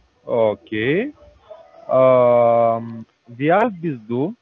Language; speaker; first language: German; non-native, learner; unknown